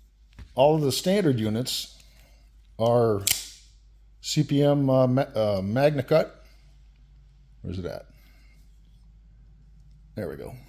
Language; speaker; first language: English; native; English